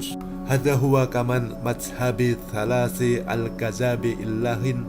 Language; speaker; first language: Arabic; non-native, learner; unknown